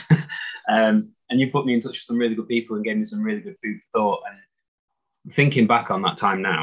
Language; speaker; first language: English; native; English